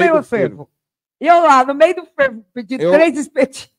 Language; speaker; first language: Portuguese; native; Portuguese